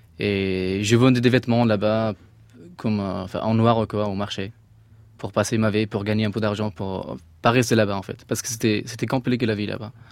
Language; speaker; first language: French; non-native, fluent; Persian